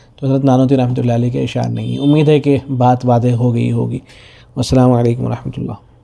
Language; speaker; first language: Urdu; native; Urdu